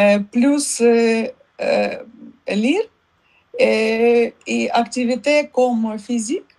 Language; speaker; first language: French; non-native, learner; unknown